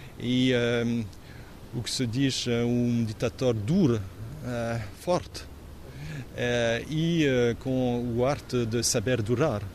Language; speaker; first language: Portuguese; non-native, fluent; French